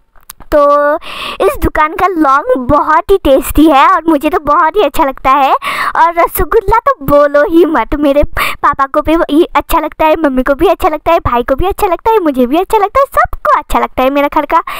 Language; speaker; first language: Hindi; non-native, local second language; Bangla